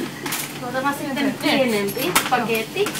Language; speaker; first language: Finnish; non-native, learner; Swedish